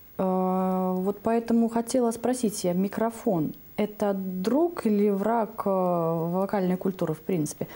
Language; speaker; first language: Russian; native; Russian